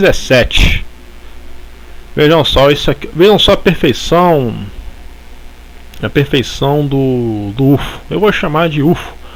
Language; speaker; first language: Portuguese; native; Portuguese